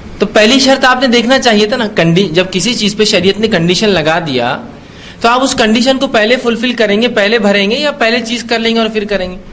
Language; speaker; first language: Urdu; native; Urdu